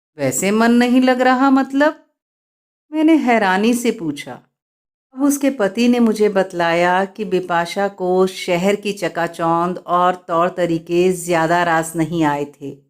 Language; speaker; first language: Hindi; native; Hindi